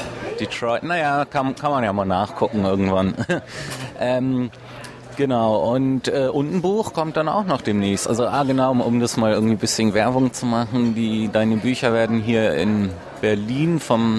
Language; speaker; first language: German; native; German